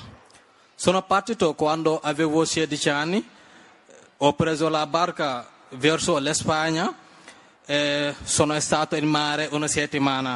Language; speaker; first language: Italian; non-native, learner; Wolof